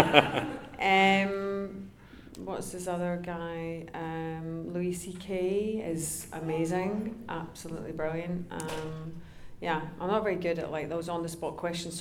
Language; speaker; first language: English; native; English